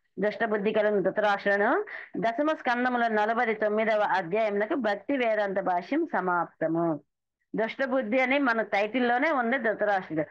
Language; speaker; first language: Telugu; native; Telugu